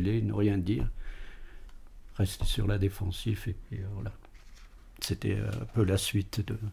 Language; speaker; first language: French; early bilingual, other home language; Arabic